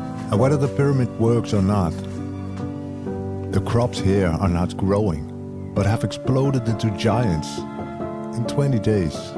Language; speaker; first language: English; non-native, fluent; Dutch